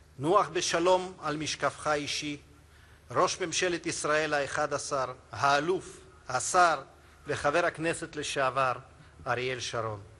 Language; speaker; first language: Hebrew; non-native, fluent; Russian